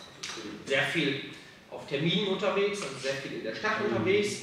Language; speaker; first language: German; native; German